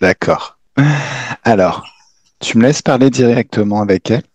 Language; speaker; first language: French; native; French